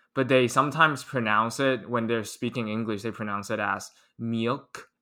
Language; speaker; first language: English; non-native, fluent; Chinese